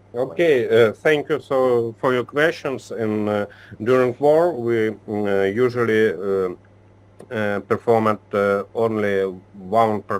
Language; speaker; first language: English; non-native, learner; Ukrainian